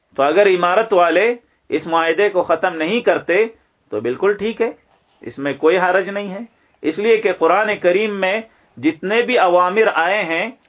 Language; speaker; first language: Urdu; non-native, local second language; Pashto